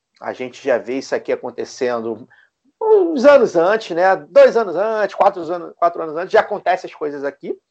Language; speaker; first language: Portuguese; native; Portuguese